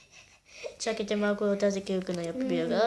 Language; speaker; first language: Bulgarian; native; Bulgarian